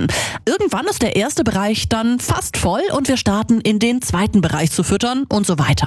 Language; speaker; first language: German; native; German